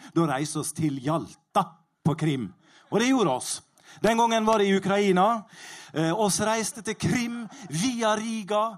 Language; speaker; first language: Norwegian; native; Norwegian